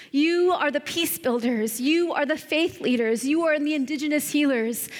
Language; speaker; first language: English; native; English